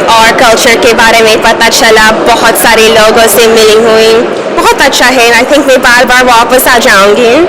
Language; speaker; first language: Hindi; non-native, local second language; Punjabi